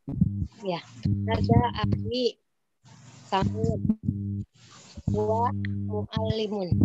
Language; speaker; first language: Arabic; non-native, learner; Indonesian